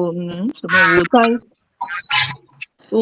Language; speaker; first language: Chinese; non-native, learner; Cebuano